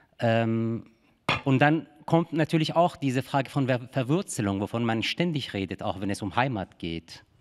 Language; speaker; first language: German; non-native, fluent; Persian